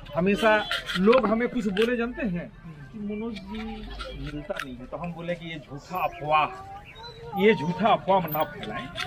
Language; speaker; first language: Hindi; native; Hindi